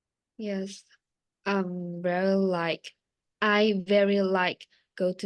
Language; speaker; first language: English; non-native, learner; Vietnamese